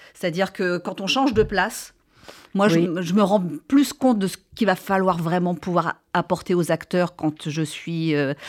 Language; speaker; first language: French; native; French